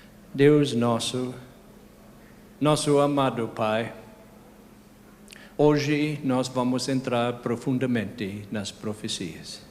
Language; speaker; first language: Portuguese; non-native, fluent; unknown